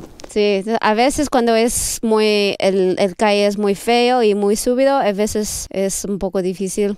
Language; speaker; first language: Spanish; non-native, learner; English